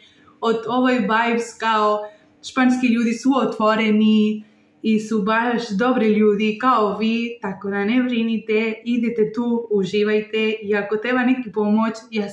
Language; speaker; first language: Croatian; non-native, learner; Spanish